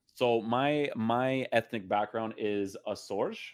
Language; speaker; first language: English; native; English